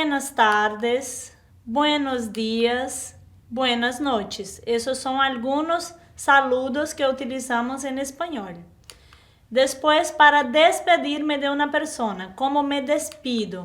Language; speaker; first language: Spanish; non-native, fluent; Portuguese